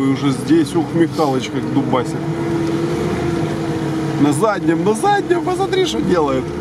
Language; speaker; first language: Russian; native; Russian